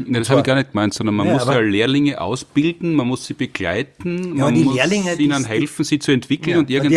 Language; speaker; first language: German; native; German